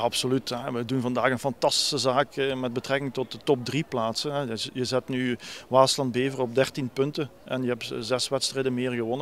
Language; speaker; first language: Dutch; native; Dutch